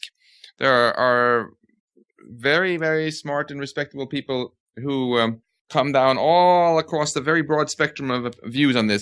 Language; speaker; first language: English; non-native, fluent; Swedish